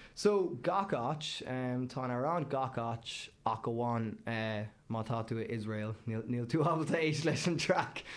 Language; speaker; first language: Irish; non-native, local second language; English